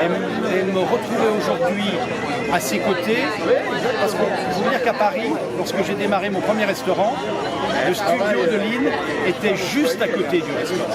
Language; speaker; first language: French; native; French